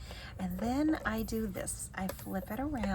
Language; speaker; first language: English; native; English